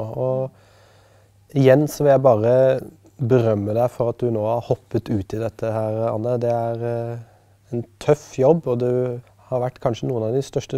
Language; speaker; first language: Norwegian; native; Norwegian